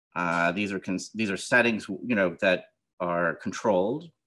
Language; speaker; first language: English; native; English